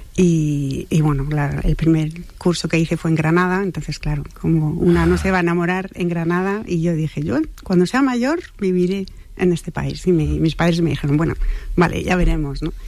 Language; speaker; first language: Spanish; non-native, fluent; French